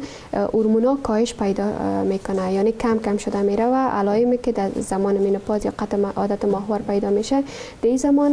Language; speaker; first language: Persian; native; Persian